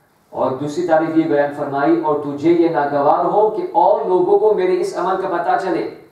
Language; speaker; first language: Urdu; early bilingual, other home language; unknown